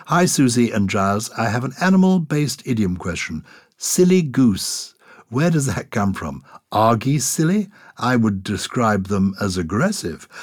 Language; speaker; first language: English; native; English